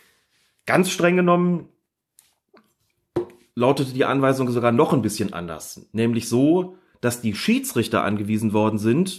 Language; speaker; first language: German; native; German